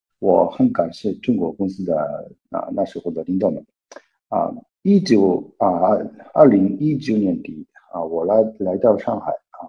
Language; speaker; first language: Chinese; non-native, fluent; Japanese